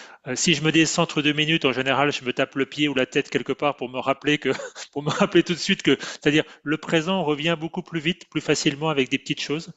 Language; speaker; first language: French; native; French